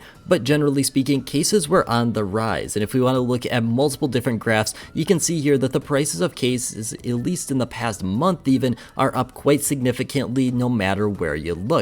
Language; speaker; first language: English; native; English